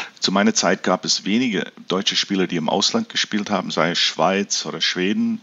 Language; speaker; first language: German; early bilingual, heritage; German